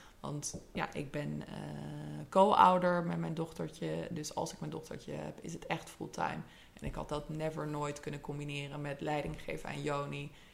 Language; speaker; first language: Dutch; early bilingual, other home language; English